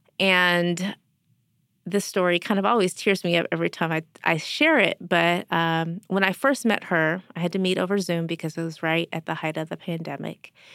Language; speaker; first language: English; native; English